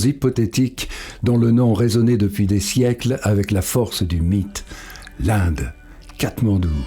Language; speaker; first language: French; native; French